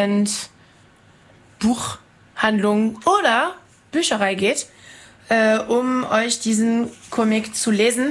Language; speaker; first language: German; non-native, fluent; French